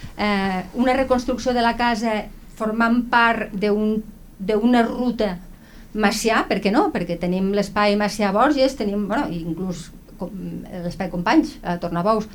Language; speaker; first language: Catalan; native; Catalan